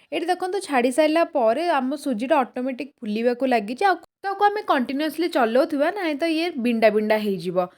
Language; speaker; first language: Odia; native; Odia